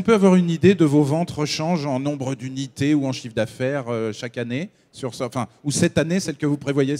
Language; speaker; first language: French; native; French